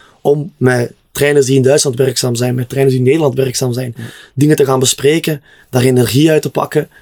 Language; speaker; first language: Dutch; native; Dutch